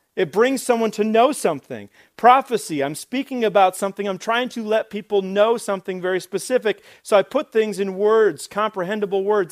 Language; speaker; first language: English; native; English